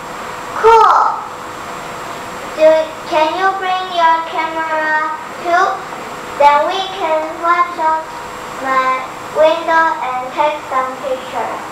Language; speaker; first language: English; non-native, learner; Chinese